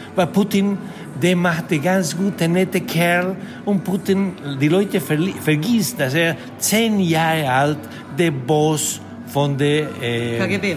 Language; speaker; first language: German; non-native, fluent; Spanish